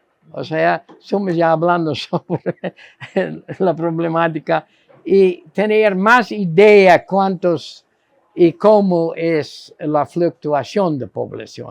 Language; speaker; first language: Spanish; non-native, fluent; Dutch